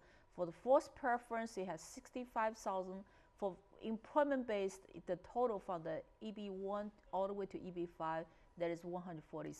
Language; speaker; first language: English; non-native, fluent; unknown